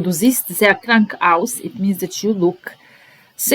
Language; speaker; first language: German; non-native, fluent; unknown